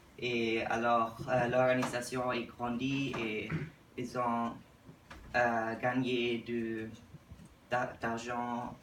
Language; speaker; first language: French; non-native, learner; English